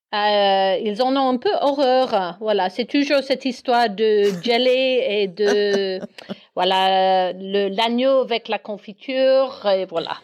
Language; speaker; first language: French; non-native, fluent; English